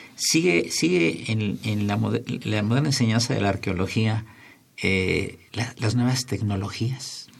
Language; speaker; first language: Spanish; native; Spanish